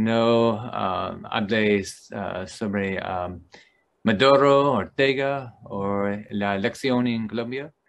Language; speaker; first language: Spanish; non-native, learner; English